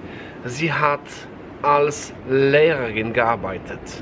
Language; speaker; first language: German; non-native, fluent; Polish